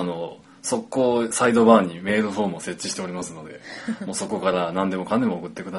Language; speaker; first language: Japanese; native; Japanese